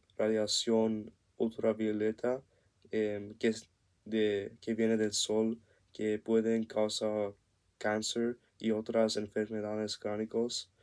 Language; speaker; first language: Spanish; non-native, learner; English